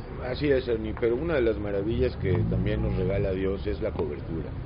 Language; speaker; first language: Spanish; native; Spanish